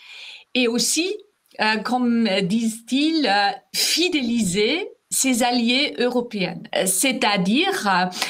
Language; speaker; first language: French; non-native, fluent; German